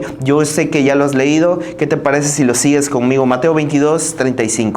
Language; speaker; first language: Spanish; native; Spanish